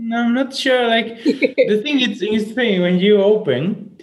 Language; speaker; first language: English; non-native, fluent; Spanish